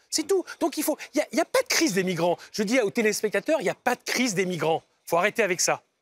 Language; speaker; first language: French; native; French